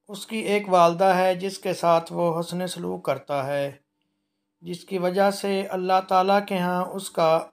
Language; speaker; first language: Urdu; non-native, local second language; Punjabi